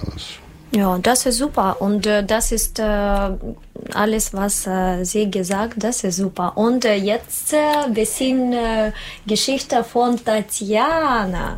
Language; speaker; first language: German; non-native, learner; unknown